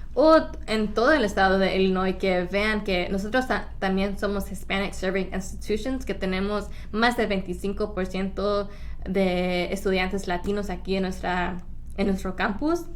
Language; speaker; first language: Spanish; early bilingual, heritage; Spanish